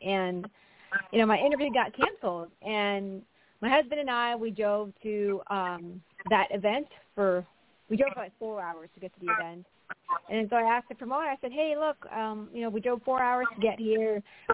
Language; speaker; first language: English; non-native, local second language; Filipino